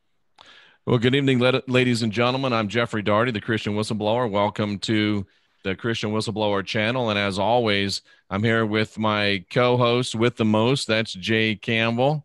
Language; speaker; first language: English; native; English